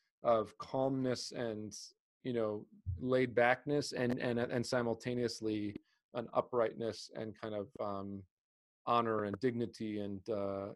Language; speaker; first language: English; native; English